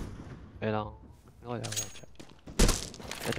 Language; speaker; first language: Cantonese; native; Cantonese